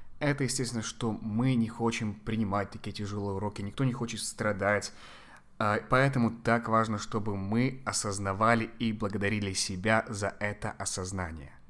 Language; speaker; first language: Russian; non-native, fluent; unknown